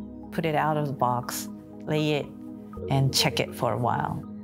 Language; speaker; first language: English; non-native, fluent; Japanese